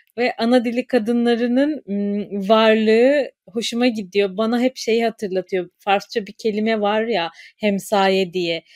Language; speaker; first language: Turkish; native; Turkish